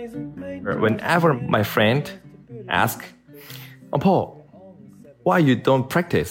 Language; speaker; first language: English; non-native, learner; Korean